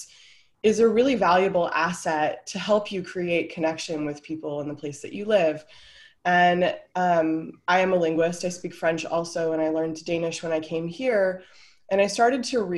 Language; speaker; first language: English; native; English